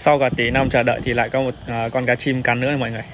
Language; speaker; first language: Vietnamese; native; Vietnamese